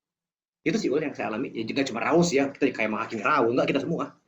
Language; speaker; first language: Indonesian; native; Indonesian